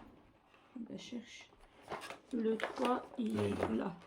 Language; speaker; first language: French; native; French